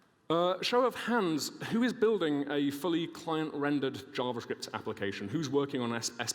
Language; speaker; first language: English; native; English